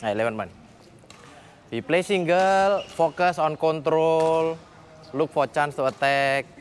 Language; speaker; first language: English; non-native, fluent; Indonesian